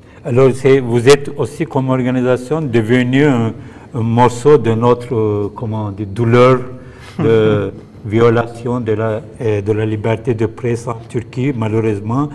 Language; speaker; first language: French; non-native, fluent; Turkish